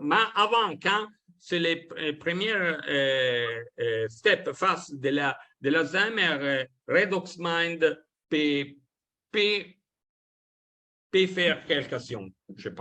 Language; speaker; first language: French; non-native, learner; Italian